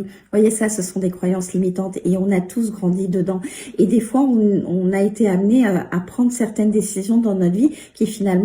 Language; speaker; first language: French; native; French